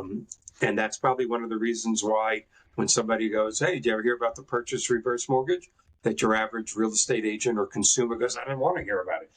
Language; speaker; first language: English; native; English